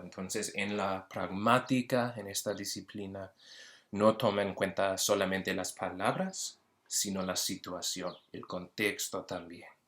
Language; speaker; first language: Spanish; early bilingual, heritage; Spanish